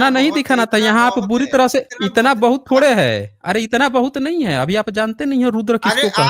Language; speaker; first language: Hindi; native; Hindi